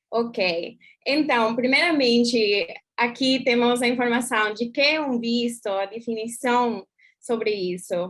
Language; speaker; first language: Portuguese; non-native, fluent; English